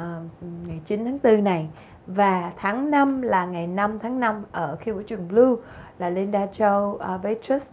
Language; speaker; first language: Vietnamese; native; Vietnamese